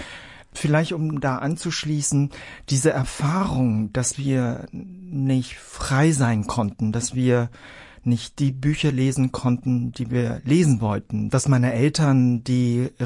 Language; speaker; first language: German; early bilingual, other home language; Vietnamese